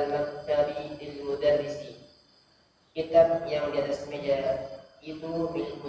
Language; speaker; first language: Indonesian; native; Indonesian